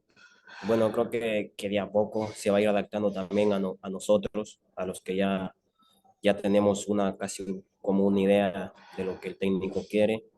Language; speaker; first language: Spanish; native; Spanish